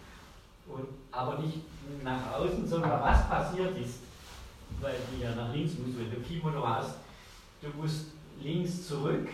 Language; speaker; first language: German; native; German